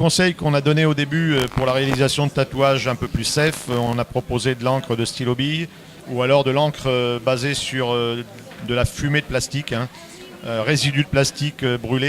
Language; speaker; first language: French; native; French